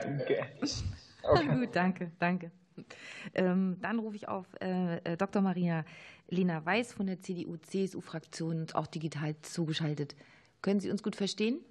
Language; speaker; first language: German; native; German